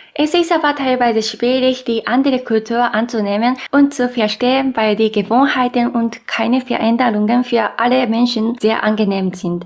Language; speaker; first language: German; non-native, fluent; Japanese